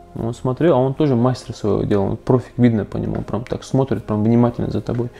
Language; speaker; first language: Russian; early bilingual, other home language; Azerbaijani